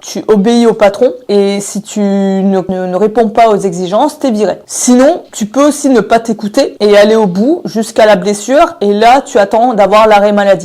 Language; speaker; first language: French; native; French